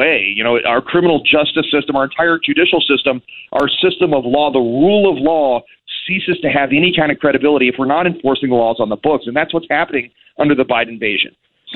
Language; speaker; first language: English; native; English